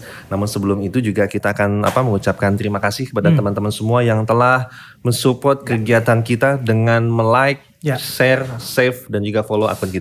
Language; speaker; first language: Indonesian; native; Indonesian